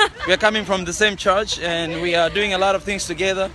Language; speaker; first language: English; non-native, local second language; Swahili